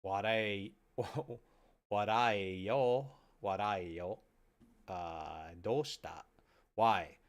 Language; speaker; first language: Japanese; non-native, learner; English